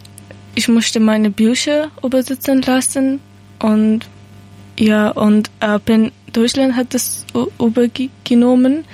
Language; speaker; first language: German; non-native, learner; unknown